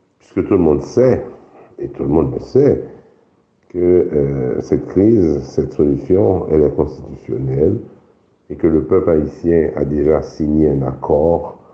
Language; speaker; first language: French; non-native, local second language; Haitian Creole